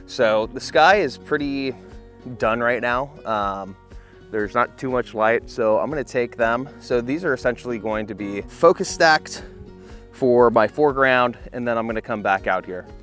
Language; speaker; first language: English; native; English